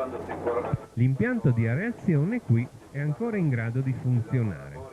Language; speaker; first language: Italian; native; Italian